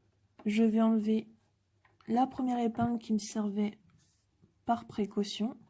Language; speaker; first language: French; native; French